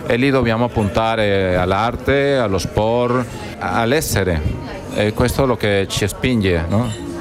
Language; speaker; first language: Italian; non-native, fluent; Spanish